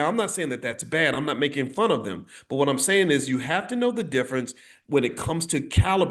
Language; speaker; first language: English; native; English